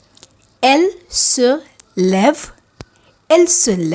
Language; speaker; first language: French; non-native, fluent; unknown